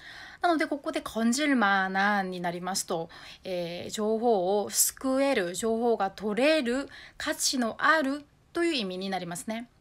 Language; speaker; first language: Japanese; non-native, fluent; Korean